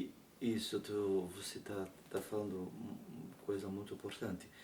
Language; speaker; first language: Portuguese; non-native, learner; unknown